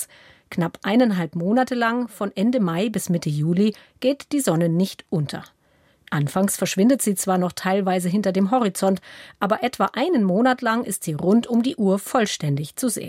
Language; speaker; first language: German; native; German